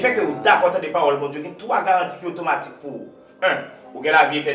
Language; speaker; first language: French; non-native, local second language; Haitian Creole